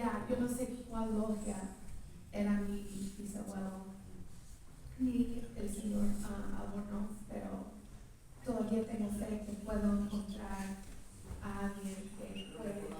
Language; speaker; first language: Spanish; early bilingual, heritage; English